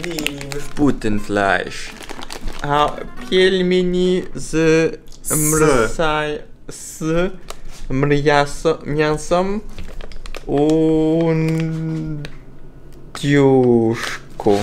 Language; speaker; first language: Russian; non-native, learner; Czech